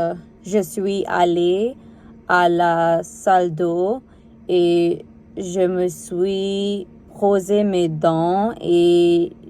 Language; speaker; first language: French; non-native, learner; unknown